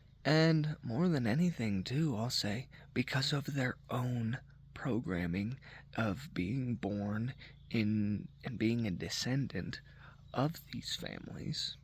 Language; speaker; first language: English; native; English